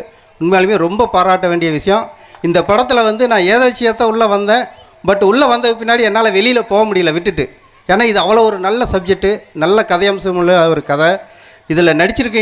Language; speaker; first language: Tamil; native; Tamil